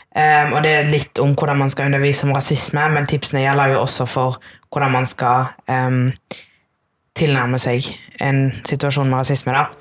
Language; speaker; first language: Norwegian; early bilingual, other home language; Tamil